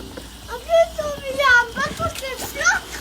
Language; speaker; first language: French; native; French